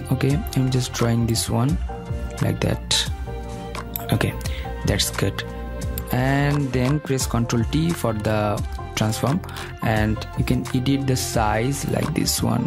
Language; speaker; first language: English; non-native, fluent; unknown